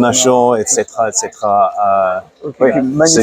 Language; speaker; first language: French; non-native, fluent; Afrikaans